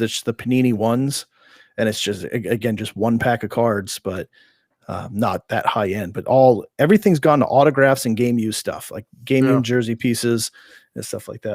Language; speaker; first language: English; native; English